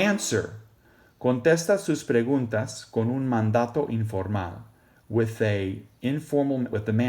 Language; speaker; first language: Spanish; non-native, fluent; English